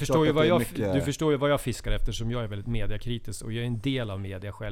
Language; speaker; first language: Swedish; native; Swedish